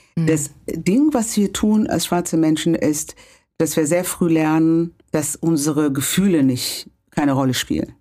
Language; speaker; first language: German; non-native, fluent; Kinyarwanda